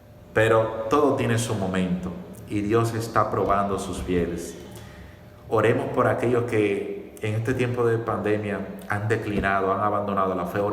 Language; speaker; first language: Spanish; native; Spanish